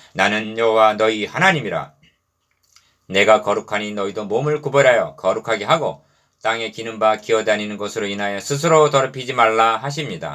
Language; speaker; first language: Korean; native; Korean